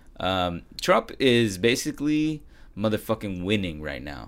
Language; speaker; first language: English; early bilingual, other home language; Spanish